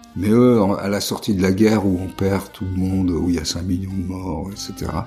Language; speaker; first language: French; native; French